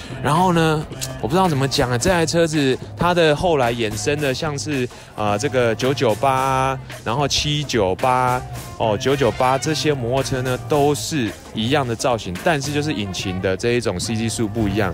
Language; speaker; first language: Chinese; early bilingual, heritage; Chinese